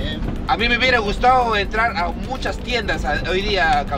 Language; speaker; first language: Spanish; native; Spanish